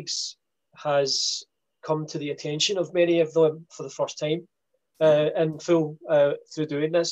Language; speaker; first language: English; native; English